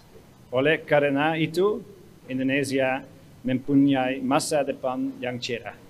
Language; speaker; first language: Indonesian; non-native, fluent; Dutch